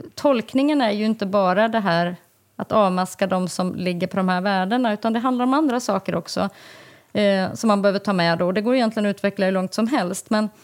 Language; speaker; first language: Swedish; native; Swedish